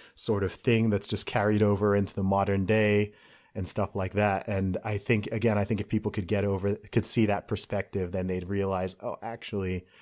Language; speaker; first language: English; native; English